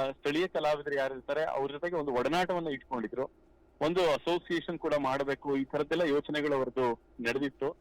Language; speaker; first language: Kannada; native; Kannada